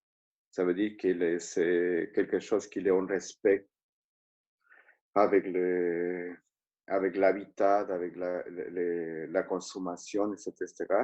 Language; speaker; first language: French; non-native, fluent; Spanish